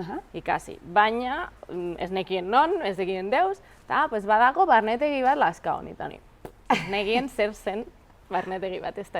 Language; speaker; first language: Basque; non-native, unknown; Catalan